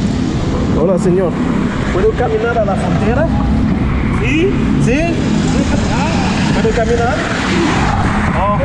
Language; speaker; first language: Spanish; non-native, learner; Haitian Creole